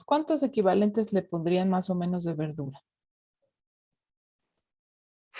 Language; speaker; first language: Spanish; native; Spanish